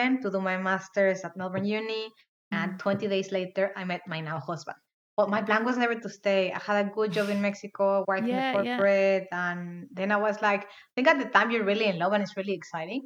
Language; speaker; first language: English; non-native, fluent; Spanish